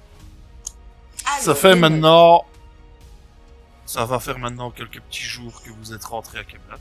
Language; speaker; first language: French; native; French